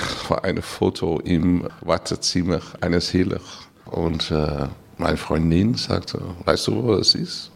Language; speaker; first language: German; non-native, learner; Dutch